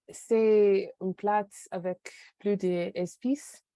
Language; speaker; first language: French; non-native, learner; English